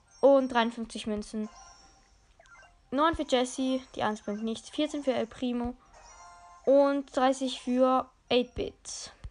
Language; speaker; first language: German; native; German